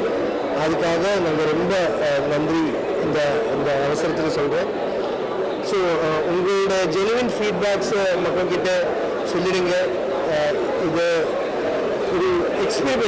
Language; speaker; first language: Tamil; non-native, learner; Malayalam